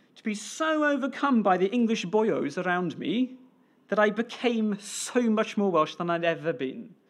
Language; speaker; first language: English; native; English